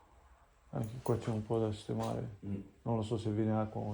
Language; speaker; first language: Italian; non-native, fluent; Romanian